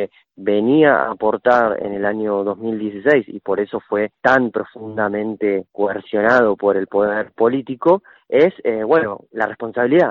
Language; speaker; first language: Spanish; native; Spanish